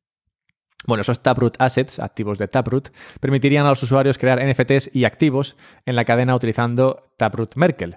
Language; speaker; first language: Spanish; native; Spanish